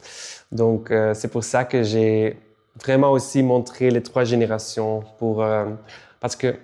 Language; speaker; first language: French; non-native, local second language; Dutch